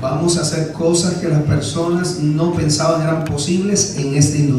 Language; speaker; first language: Spanish; native; Spanish